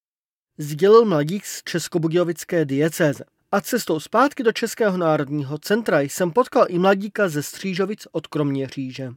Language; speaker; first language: Czech; native; Czech